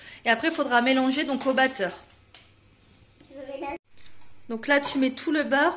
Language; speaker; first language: French; native; French